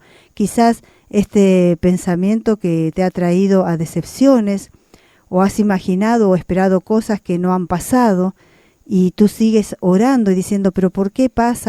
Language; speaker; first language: Spanish; native; Spanish